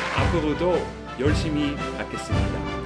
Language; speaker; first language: Korean; non-native, learner; German